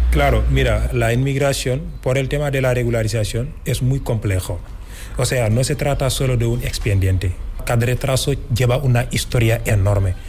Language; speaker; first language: Spanish; non-native, fluent; Wolof